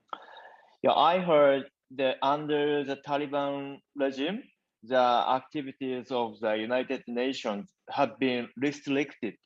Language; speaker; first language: English; non-native, learner; Japanese